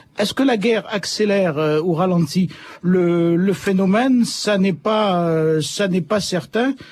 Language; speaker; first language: French; native; French